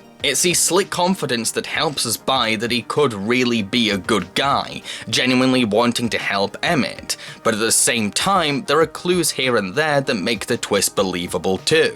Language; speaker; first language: English; native; English